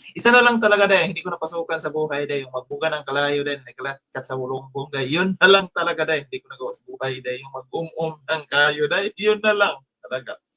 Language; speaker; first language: Filipino; non-native, local second language; Cebuano